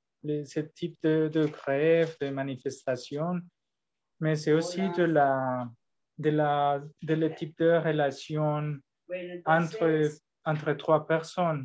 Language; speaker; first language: French; non-native, learner; Spanish